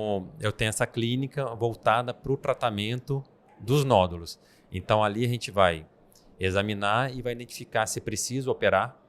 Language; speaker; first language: Portuguese; native; Portuguese